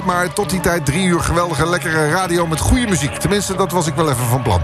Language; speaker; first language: Dutch; native; Dutch